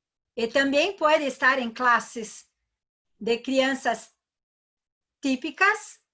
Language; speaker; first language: Spanish; non-native, learner; Portuguese